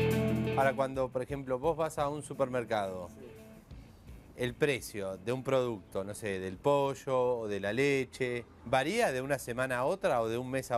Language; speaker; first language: Spanish; native; Spanish